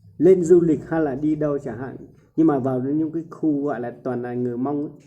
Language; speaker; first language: Vietnamese; non-native, local second language; Hmong